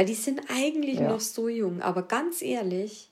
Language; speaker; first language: German; native; German